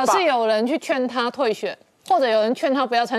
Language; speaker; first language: Chinese; native; Chinese